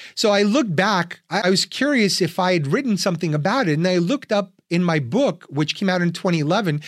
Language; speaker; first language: English; early bilingual, other home language; Russian